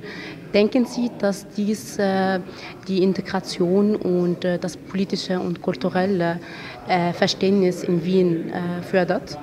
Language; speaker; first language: German; non-native, fluent; Arabic